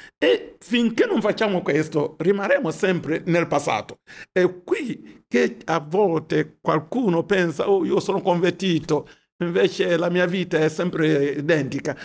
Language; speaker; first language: Italian; non-native, fluent; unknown